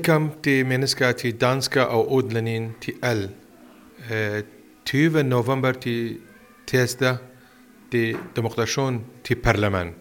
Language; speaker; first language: Danish; non-native, learner; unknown